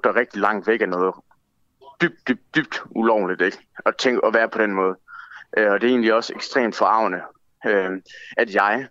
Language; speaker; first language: Danish; native; Danish